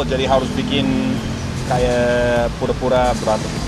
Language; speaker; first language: Indonesian; non-native, fluent; English